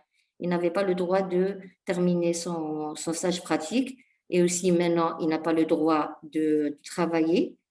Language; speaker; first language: French; non-native, fluent; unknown